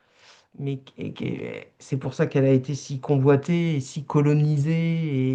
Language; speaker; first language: French; native; French